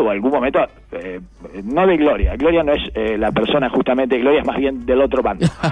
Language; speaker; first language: Spanish; native; Spanish